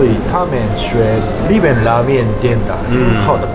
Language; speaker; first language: Chinese; non-native, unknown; Japanese